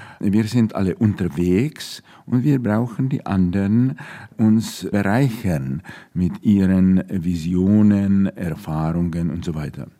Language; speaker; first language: German; non-native, fluent; Czech